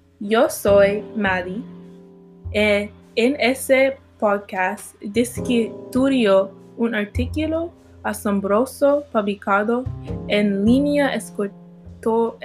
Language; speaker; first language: Spanish; non-native, learner; English